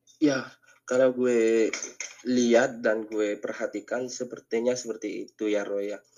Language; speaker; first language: Indonesian; non-native, local second language; Madurese